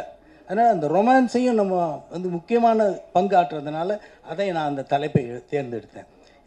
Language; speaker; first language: Tamil; native; Tamil